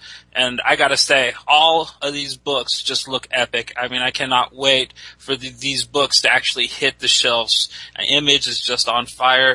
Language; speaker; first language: English; native; English